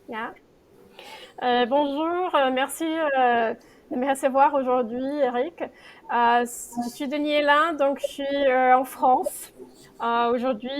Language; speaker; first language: French; non-native, fluent; Portuguese